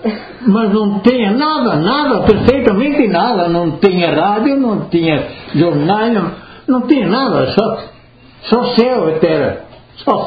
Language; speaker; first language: Portuguese; non-native, local second language; Italian